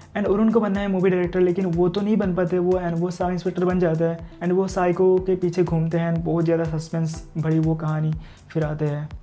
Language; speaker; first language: Hindi; non-native, local second language; Assamese